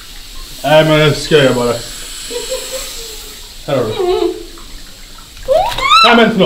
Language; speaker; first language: Swedish; native; Swedish